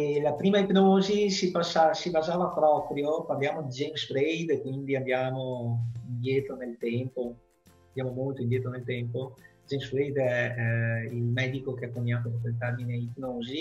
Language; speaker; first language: Italian; native; Italian